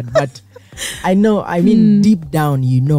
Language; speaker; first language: English; non-native, local second language; Ganda